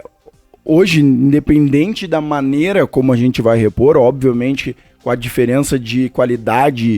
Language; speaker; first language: Portuguese; native; Portuguese